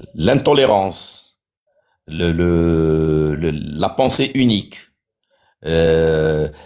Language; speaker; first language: French; non-native, local second language; Arabic